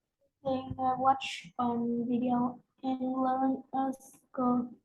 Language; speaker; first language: English; non-native, learner; Vietnamese